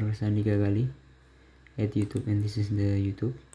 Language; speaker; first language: English; non-native, learner; Indonesian